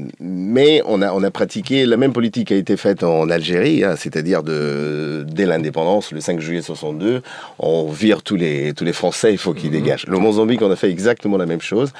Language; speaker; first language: French; non-native, fluent; Portuguese